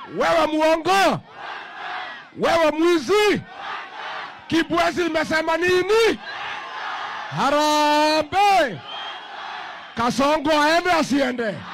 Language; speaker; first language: Swahili; non-native, local second language; Kikuyu